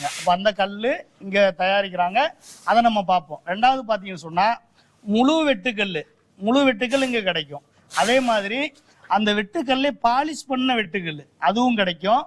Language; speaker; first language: Tamil; native; Tamil